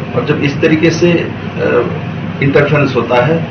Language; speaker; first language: Hindi; non-native, local second language; Bangla